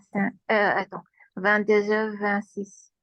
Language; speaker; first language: French; non-native, learner; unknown